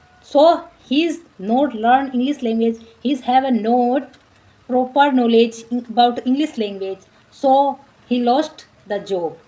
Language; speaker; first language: English; non-native, learner; Marwari